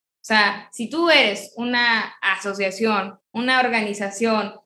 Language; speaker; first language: Spanish; native; Spanish